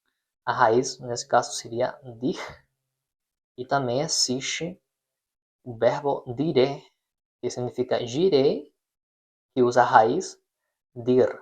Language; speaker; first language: Portuguese; non-native, fluent; Spanish